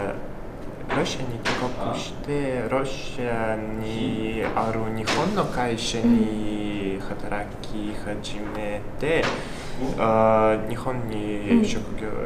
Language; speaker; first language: Japanese; non-native, learner; Russian